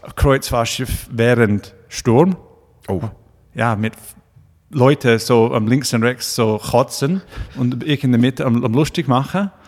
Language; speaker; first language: German; non-native, fluent; English